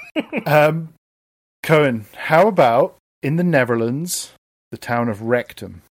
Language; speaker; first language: English; native; English